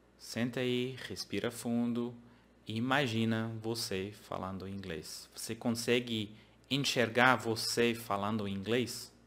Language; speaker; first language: Portuguese; non-native, fluent; English